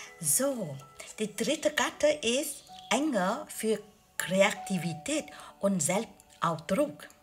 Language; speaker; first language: German; non-native, learner; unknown